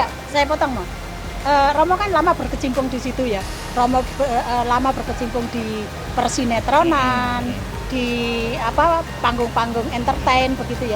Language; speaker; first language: Indonesian; native; Indonesian